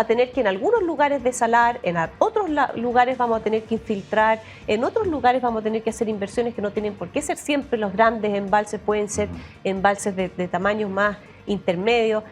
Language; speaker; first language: Spanish; native; Spanish